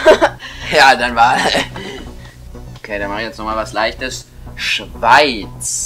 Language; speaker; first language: German; native; German